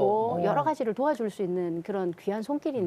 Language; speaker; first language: Korean; native; Korean